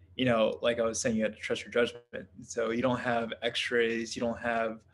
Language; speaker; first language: English; native; English